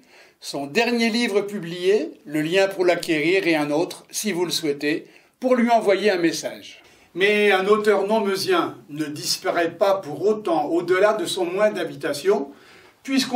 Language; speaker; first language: French; native; French